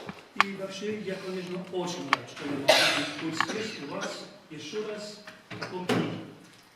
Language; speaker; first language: Russian; non-native, fluent; German